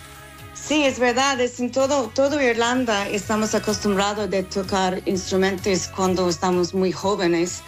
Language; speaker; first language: Spanish; non-native, fluent; English